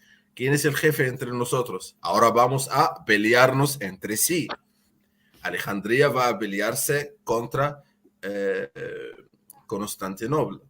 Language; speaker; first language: Spanish; non-native, fluent; Arabic